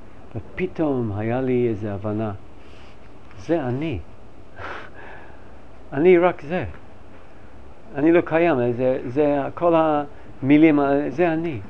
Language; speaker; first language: Hebrew; non-native, fluent; English